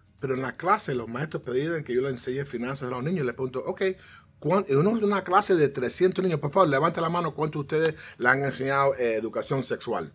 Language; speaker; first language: Spanish; early bilingual, heritage; Spanish